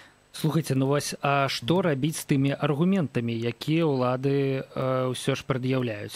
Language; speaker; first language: Belarusian; native; Belarusian